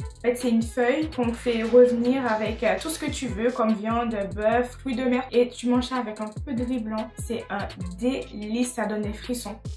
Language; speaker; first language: French; non-native, local second language; Haitian Creole